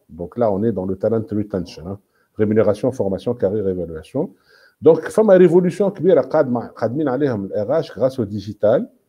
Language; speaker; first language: French; non-native, local second language; Arabic